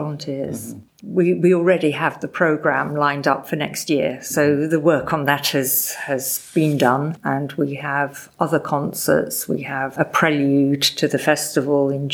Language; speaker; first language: English; native; English